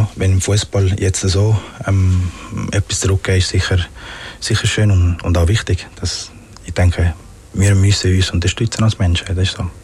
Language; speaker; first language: German; non-native, fluent; Spanish